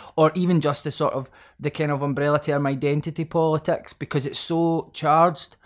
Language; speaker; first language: English; native; English